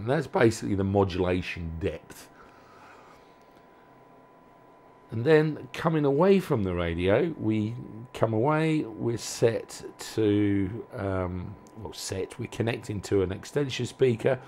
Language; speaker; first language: English; native; English